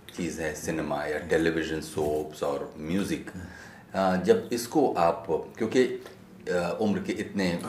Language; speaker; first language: Hindi; native; Hindi